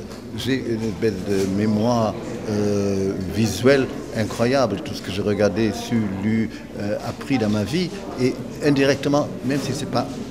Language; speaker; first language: French; non-native, fluent; German